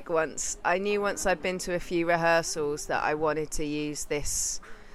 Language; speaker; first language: English; native; English